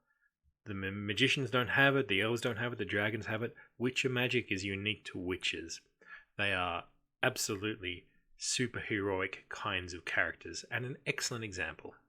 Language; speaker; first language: English; native; English